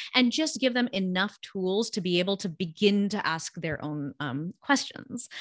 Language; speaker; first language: English; early bilingual, other home language; Gujarati